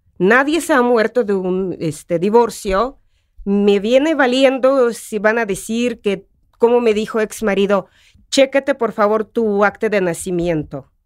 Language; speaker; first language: Spanish; non-native, fluent; Russian